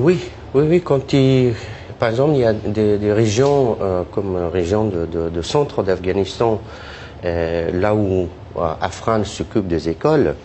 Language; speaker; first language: French; non-native, fluent; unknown